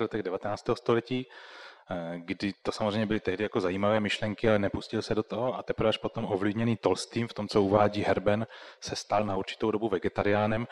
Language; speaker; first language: Czech; native; Czech